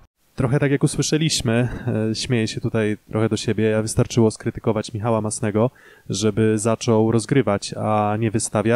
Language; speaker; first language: Polish; native; Polish